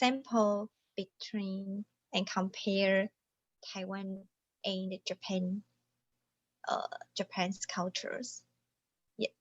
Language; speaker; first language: English; non-native, learner; Chinese